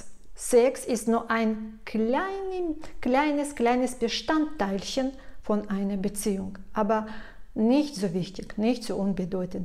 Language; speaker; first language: German; non-native, fluent; Russian